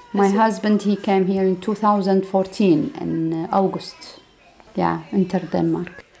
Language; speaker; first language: English; non-native, fluent; Arabic